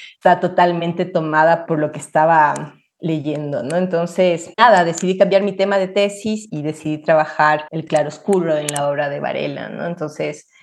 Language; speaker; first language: Spanish; native; Spanish